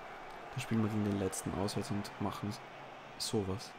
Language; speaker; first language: German; native; German